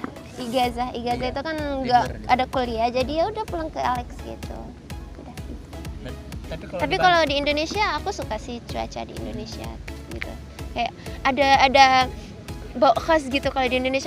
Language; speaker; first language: Indonesian; early bilingual, heritage; Indonesian